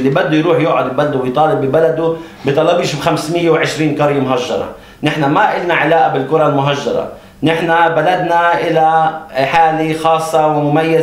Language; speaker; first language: Arabic; native; Arabic